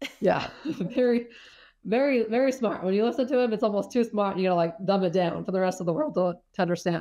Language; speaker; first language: English; native; English